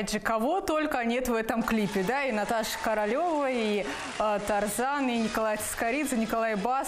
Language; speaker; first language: Russian; native; Russian